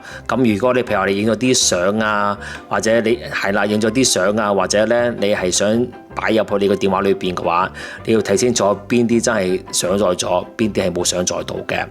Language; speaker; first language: Cantonese; native; Cantonese